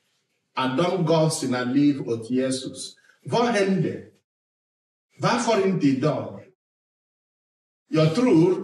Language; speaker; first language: Swedish; non-native, fluent; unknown